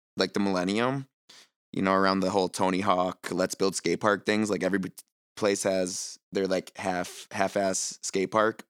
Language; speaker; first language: English; native; English